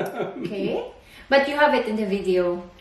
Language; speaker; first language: English; non-native, learner; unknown